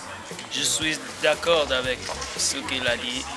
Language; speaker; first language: French; non-native, learner; English